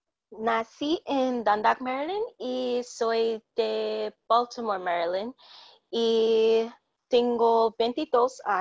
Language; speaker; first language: Spanish; non-native, learner; English